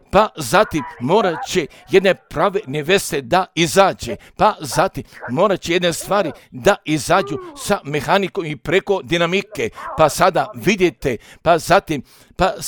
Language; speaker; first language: Croatian; early bilingual, heritage; Croatian